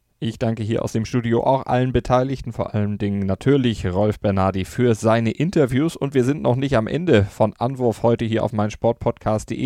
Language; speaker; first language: German; native; German